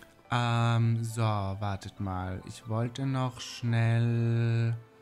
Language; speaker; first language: German; native; German